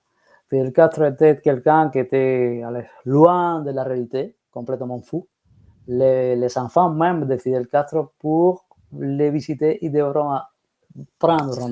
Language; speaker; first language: French; non-native, fluent; Spanish